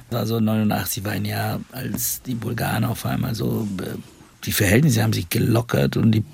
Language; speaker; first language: German; non-native, fluent; Bulgarian